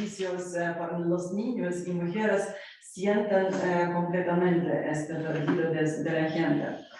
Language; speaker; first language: Spanish; non-native, learner; Ukrainian